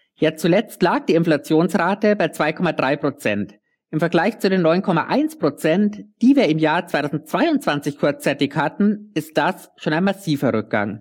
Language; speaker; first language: German; native; German